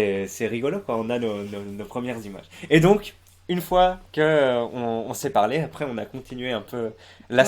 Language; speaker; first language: French; native; French